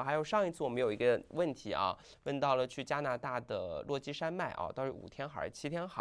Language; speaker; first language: Chinese; native; Chinese